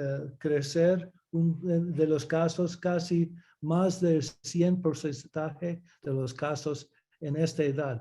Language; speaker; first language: Spanish; early bilingual, heritage; English